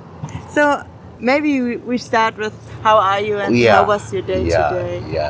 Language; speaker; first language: English; non-native, fluent; German